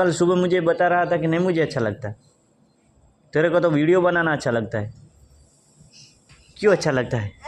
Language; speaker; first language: Hindi; non-native, local second language; Gujarati